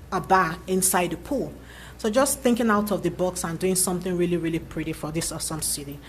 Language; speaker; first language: English; native; English